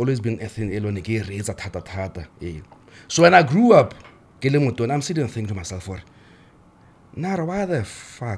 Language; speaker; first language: English; non-native, local second language; Tswana